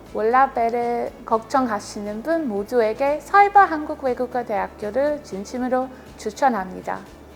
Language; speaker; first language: Korean; non-native, fluent; English